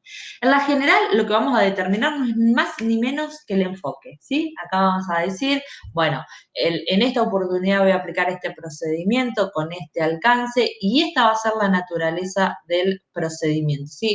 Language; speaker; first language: Spanish; native; Spanish